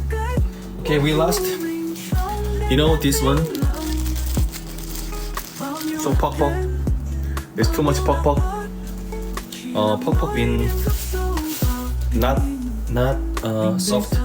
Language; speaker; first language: English; non-native, learner; Korean